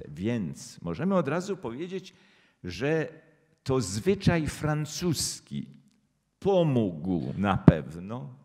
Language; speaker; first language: Polish; native; Polish